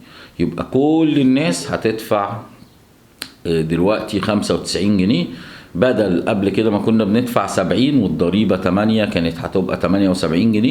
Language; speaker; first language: Arabic; native; Arabic